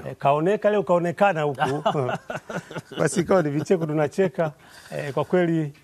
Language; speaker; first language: Swahili; native; Swahili